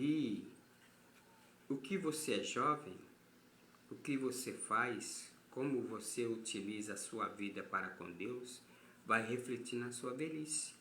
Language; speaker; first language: Portuguese; native; Portuguese